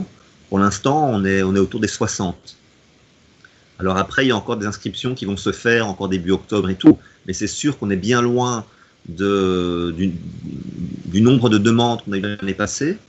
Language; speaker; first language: French; native; French